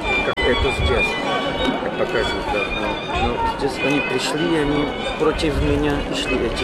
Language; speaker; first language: Russian; non-native, learner; Czech